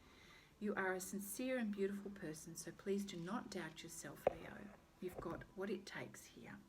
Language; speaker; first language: English; native; English